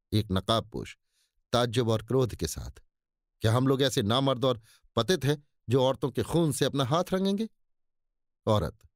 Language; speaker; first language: Hindi; native; Hindi